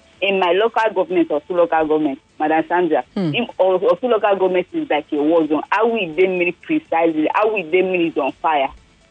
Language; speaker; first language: English; non-native, local second language; Igbo